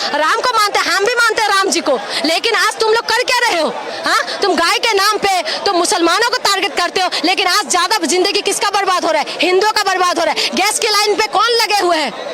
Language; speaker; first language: Hindi; non-native, local second language; Assamese